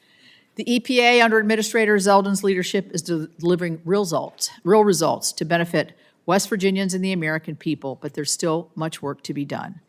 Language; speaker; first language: English; native; English